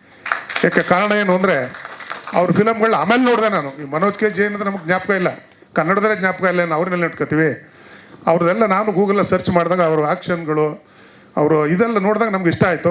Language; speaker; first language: Kannada; native; Kannada